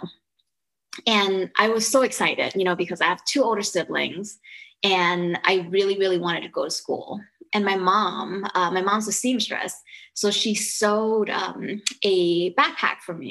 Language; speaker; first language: English; early bilingual, other home language; Lao